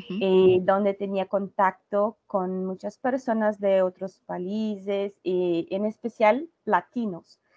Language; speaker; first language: Spanish; non-native, learner; Portuguese